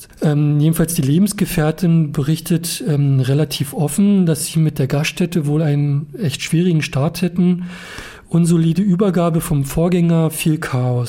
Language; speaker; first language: German; native; German